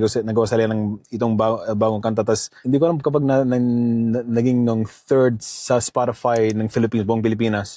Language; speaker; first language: Filipino; early bilingual, heritage; Filipino